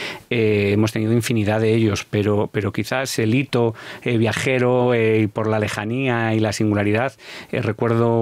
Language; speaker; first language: Spanish; native; Spanish